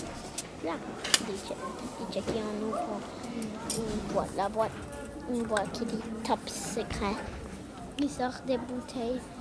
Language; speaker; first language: French; non-native, learner; English